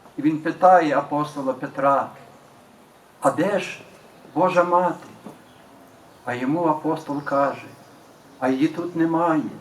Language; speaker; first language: Ukrainian; native; Ukrainian